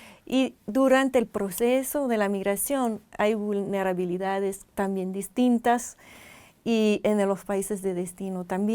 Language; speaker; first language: Spanish; non-native, fluent; French